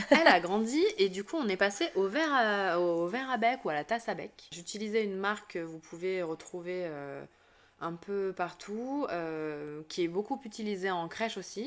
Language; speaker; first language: French; native; French